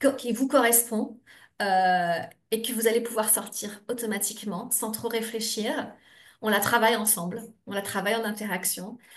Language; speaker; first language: French; native; French